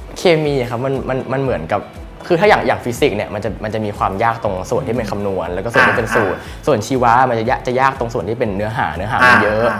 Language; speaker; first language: Thai; native; Thai